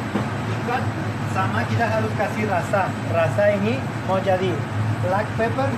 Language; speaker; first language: Indonesian; non-native, learner; Spanish